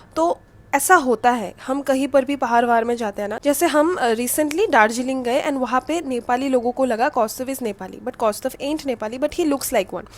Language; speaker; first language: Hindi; non-native, local second language; Bangla